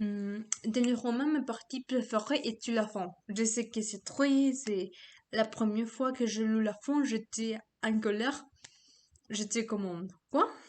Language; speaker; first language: French; non-native, learner; Spanish